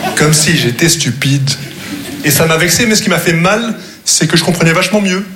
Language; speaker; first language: French; non-native, local second language; Arabic